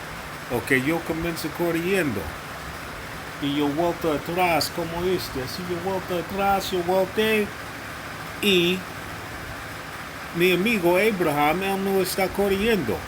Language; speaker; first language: Spanish; non-native, learner; English